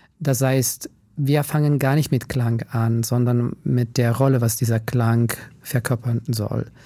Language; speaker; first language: German; non-native, fluent; Italian